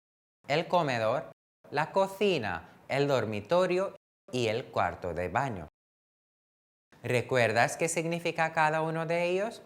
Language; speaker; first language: Spanish; non-native, fluent; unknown